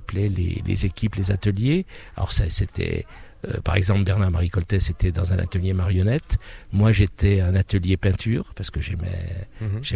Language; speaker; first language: French; native; French